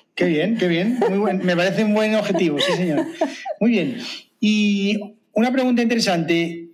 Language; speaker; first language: Spanish; native; Spanish